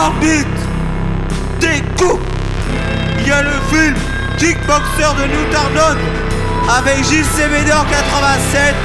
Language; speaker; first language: French; native; French